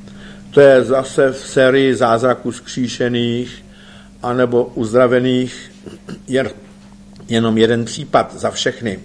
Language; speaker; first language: Czech; native; Czech